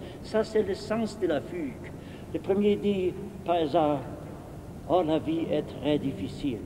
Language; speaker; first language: French; non-native, fluent; German